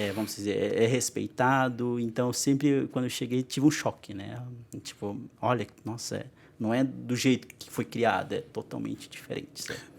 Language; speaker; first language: Portuguese; non-native, local second language; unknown